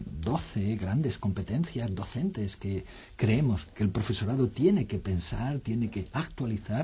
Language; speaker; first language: Spanish; native; Spanish